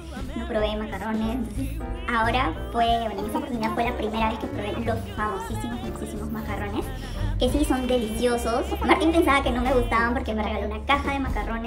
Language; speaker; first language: Spanish; native; Spanish